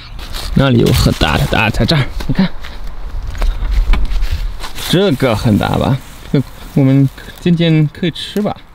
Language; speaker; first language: Chinese; non-native, fluent; German